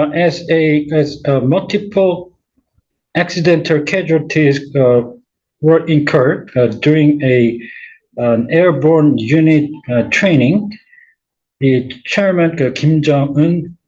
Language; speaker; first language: English; non-native, fluent; Korean